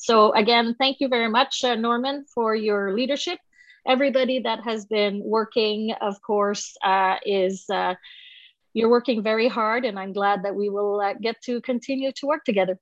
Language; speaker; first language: English; non-native, local second language; French